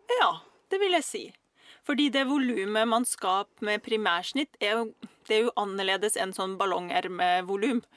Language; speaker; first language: Norwegian; early bilingual, other home language; Russian